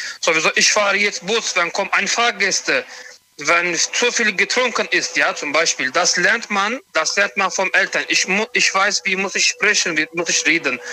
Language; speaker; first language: German; non-native, learner; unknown